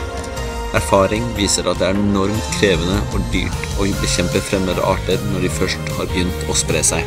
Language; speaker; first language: Norwegian; native; Norwegian